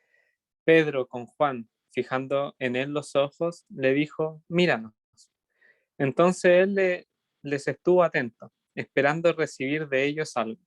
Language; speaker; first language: Spanish; native; Spanish